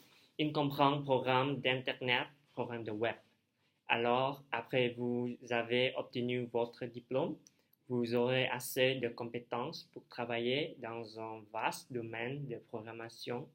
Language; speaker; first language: French; non-native, learner; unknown